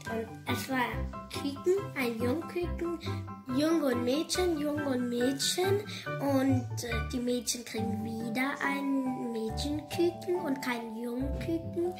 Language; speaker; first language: German; early bilingual, other home language; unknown